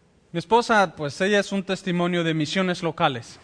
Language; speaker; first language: Spanish; native; Spanish